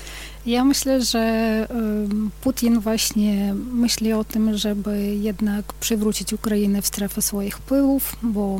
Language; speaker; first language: Polish; non-native, fluent; Ukrainian